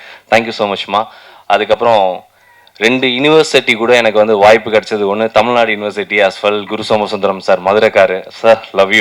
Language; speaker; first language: Tamil; native; Tamil